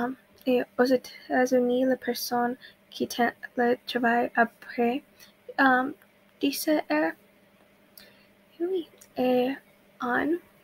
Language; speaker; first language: French; non-native, learner; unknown